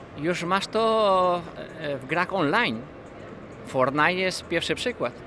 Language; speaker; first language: Polish; early bilingual, heritage; Polish